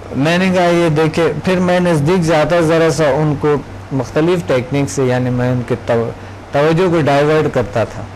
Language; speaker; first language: Urdu; non-native, local second language; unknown